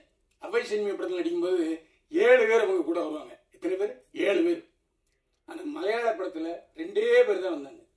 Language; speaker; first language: Tamil; native; Tamil